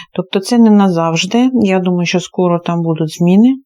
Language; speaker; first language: Ukrainian; non-native, local second language; Russian